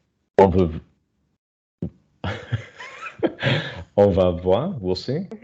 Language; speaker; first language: French; non-native, learner; English